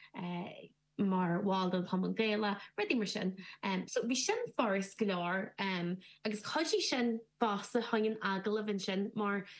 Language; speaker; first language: Irish; native; Irish